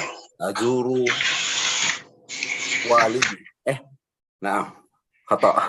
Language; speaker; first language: Arabic; non-native, learner; Indonesian